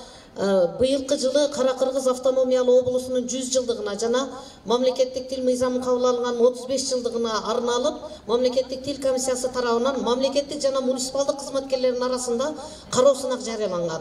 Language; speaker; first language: Kyrgyz; native; Kyrgyz